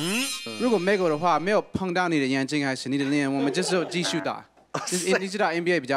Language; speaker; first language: Chinese; non-native, learner; English